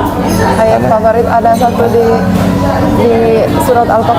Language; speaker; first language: Indonesian; non-native, fluent; Finnish